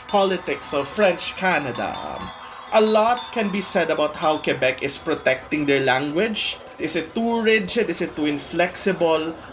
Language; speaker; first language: English; non-native, local second language; Bikol